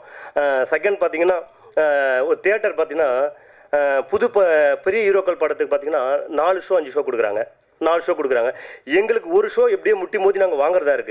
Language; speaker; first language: Tamil; native; Tamil